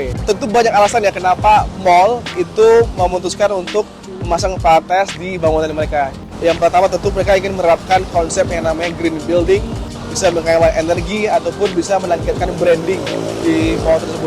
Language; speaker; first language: Indonesian; native; Indonesian